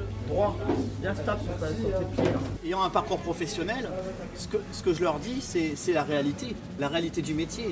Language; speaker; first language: French; native; French